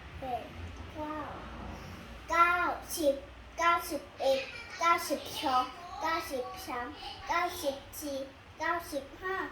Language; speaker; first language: Thai; native; Thai